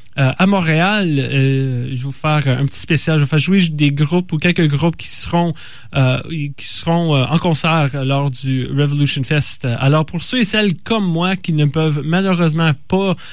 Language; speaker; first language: French; native; French